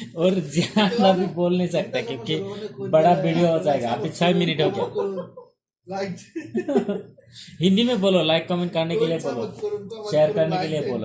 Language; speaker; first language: Hindi; non-native, local second language; Bangla